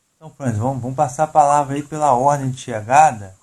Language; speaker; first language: Portuguese; native; Portuguese